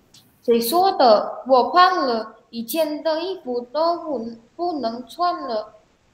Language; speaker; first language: Chinese; non-native, learner; Indonesian